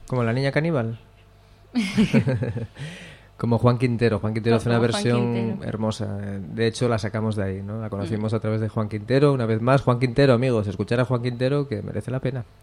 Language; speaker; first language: Spanish; native; Spanish